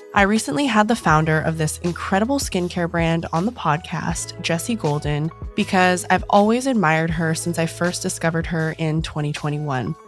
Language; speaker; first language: English; native; English